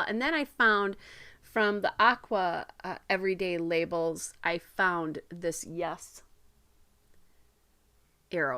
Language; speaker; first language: English; native; English